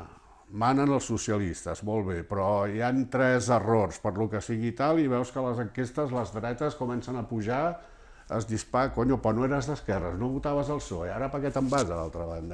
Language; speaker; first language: Catalan; early bilingual, heritage; Catalan